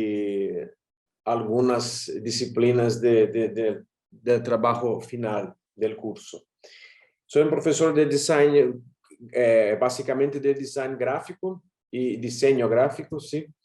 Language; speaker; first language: Spanish; non-native, learner; Portuguese